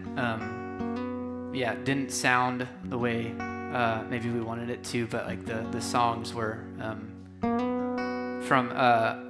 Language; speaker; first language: English; native; English